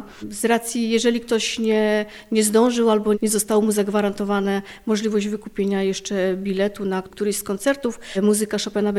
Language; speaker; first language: Polish; native; Polish